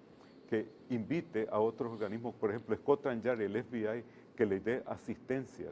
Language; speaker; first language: Spanish; native; Spanish